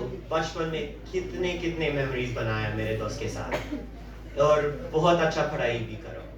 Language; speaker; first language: Hindi; early bilingual, heritage; English